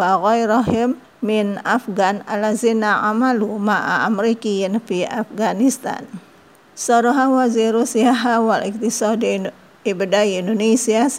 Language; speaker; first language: Arabic; non-native, fluent; Indonesian